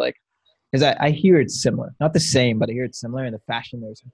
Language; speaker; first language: English; native; English